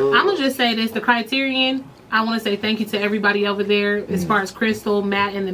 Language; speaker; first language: English; native; English